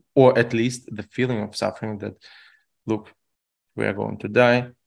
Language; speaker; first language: English; non-native, fluent; Russian